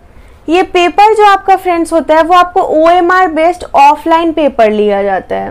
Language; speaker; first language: Hindi; native; Hindi